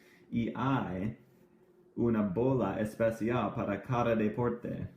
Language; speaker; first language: Spanish; non-native, fluent; English